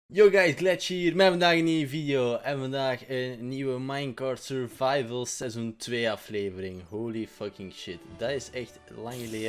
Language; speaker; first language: Dutch; native; Dutch